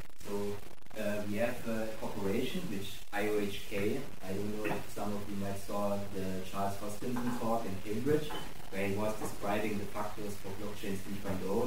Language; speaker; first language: English; non-native, fluent; German